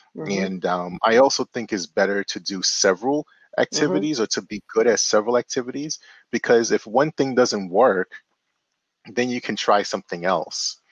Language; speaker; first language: English; native; English